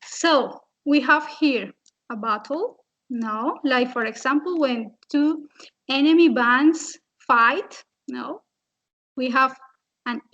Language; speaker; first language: English; non-native, fluent; Spanish